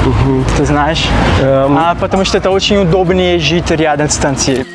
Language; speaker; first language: Russian; non-native, learner; Portuguese